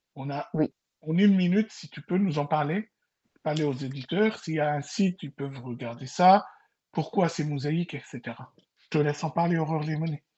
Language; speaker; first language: French; non-native, local second language; Arabic